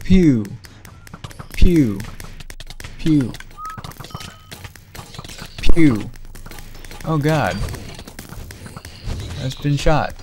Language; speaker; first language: English; native; English